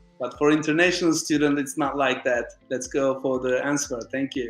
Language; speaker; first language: English; non-native, fluent; Turkish